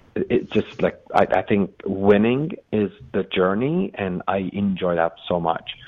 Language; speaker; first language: English; non-native, fluent; Persian